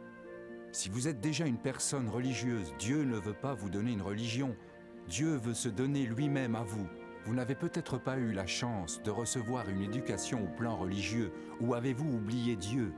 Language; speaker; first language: French; native; French